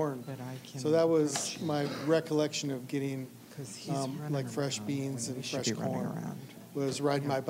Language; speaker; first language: English; native; English